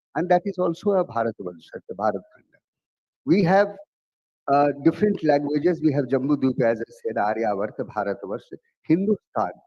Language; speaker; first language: English; non-native, local second language; Bhojpuri